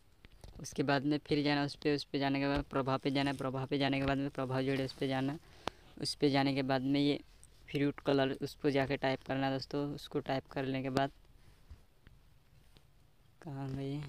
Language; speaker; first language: Hindi; native; Hindi